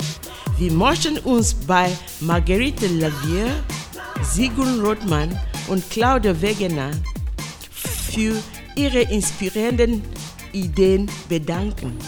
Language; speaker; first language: German; non-native, fluent; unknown